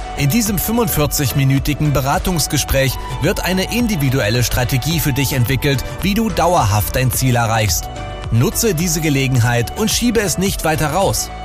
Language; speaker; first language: German; native; German